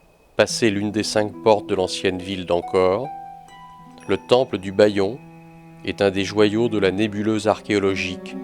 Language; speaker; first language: French; native; French